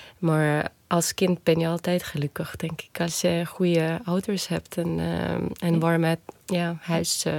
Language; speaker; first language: Dutch; non-native, fluent; Estonian